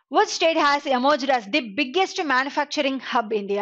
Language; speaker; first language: English; non-native, local second language; Tamil